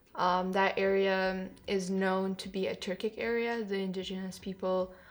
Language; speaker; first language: English; non-native, fluent; Kyrgyz